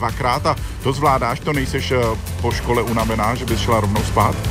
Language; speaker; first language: Czech; native; Czech